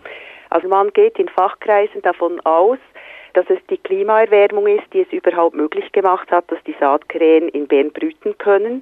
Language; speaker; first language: German; native; German